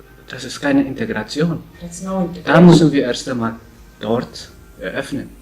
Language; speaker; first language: German; non-native, learner; Tigrinya